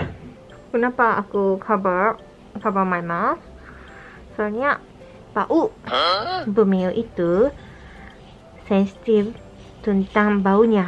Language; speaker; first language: Indonesian; non-native, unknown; Japanese